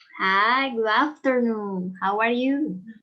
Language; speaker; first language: English; non-native, learner; Spanish